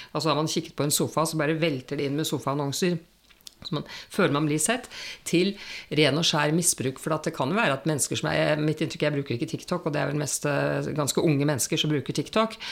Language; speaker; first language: Norwegian; native; Norwegian